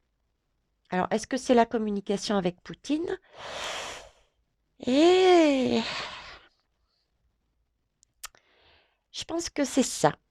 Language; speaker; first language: French; native; French